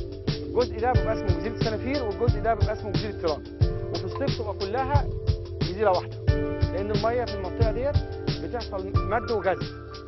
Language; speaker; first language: Arabic; native; Arabic